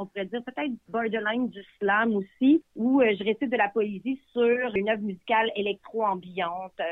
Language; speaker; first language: French; native; French